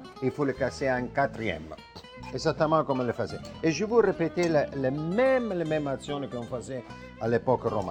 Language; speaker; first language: French; non-native, fluent; Italian